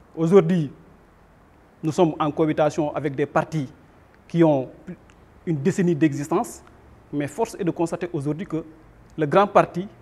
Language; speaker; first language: French; non-native, local second language; Wolof